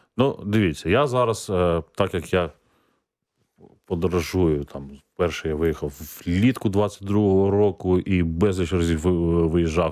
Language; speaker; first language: Ukrainian; native; Ukrainian